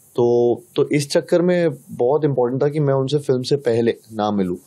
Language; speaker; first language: Hindi; native; Hindi